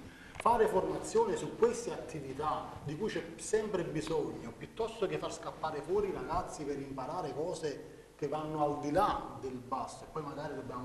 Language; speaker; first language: Italian; native; Italian